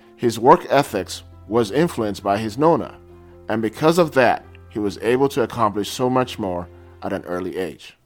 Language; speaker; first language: English; native; English